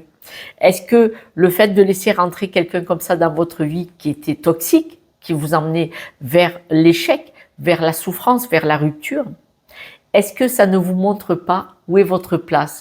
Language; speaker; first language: French; native; French